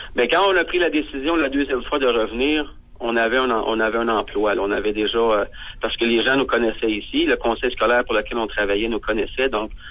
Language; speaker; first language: French; native; French